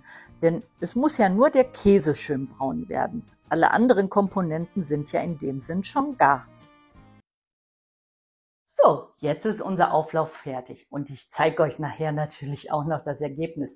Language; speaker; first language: German; native; German